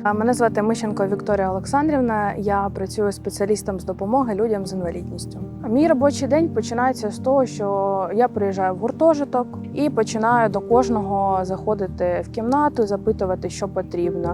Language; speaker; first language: Ukrainian; native; Ukrainian